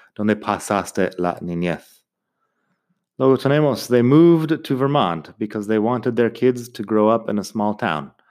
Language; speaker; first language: Spanish; non-native, fluent; English